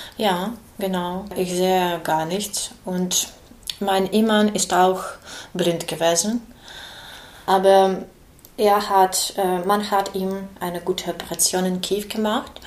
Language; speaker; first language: German; non-native, learner; Ukrainian